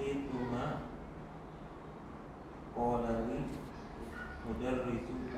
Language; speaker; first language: Arabic; non-native, learner; Indonesian